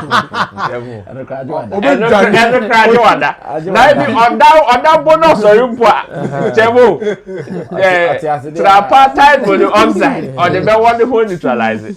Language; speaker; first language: English; non-native, local second language; Akan